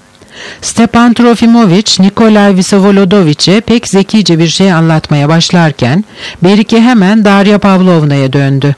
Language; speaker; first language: Turkish; native; Turkish